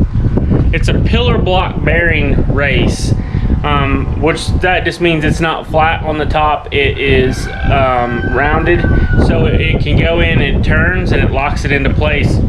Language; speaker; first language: English; native; English